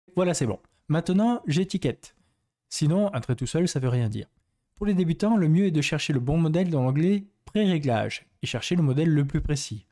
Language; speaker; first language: French; native; French